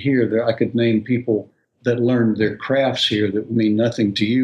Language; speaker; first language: English; native; English